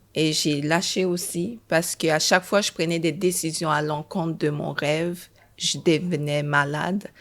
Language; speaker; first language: French; early bilingual, other home language; Haitian Creole